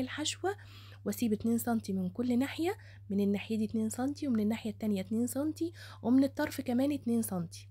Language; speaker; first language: Arabic; native; Arabic